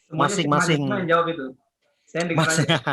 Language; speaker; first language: Indonesian; native; Indonesian